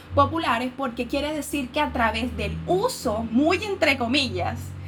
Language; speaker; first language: Spanish; native; Spanish